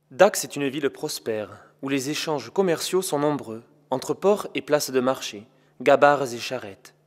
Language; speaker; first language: French; native; French